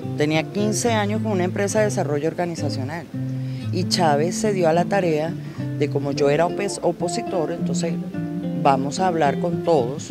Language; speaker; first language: Spanish; native; Spanish